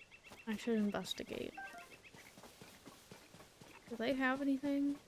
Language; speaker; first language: English; native; English